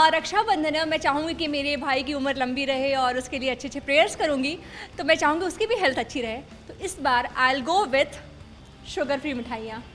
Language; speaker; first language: Hindi; native; Hindi